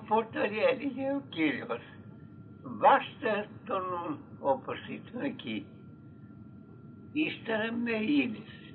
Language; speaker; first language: Greek; non-native, fluent; Russian